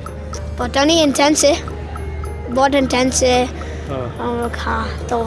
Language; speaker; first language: Hindi; early bilingual, heritage; Urdu